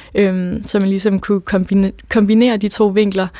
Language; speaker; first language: Danish; native; Danish